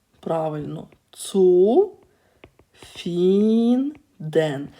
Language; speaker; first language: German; non-native, fluent; Ukrainian